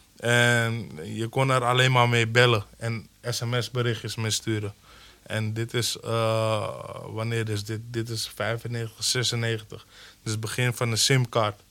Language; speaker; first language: Dutch; early bilingual, other home language; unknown